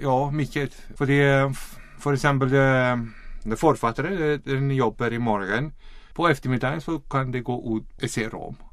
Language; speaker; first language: Swedish; non-native, learner; Icelandic